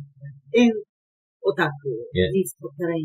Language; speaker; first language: English; non-native, learner; Japanese